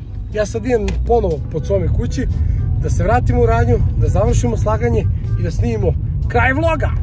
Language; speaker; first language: Croatian; native; Croatian